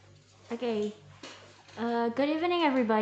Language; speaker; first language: English; non-native, learner; Indonesian